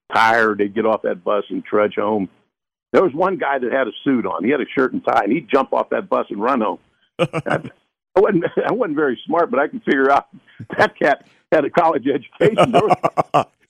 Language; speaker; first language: English; early bilingual, other home language; Spanish